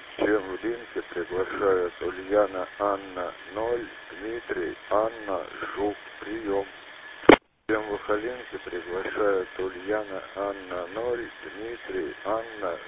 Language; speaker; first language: Russian; native; Russian